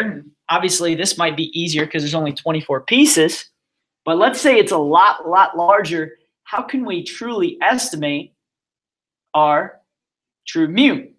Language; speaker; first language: English; native; English